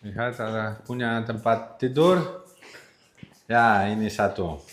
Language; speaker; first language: Indonesian; non-native, learner; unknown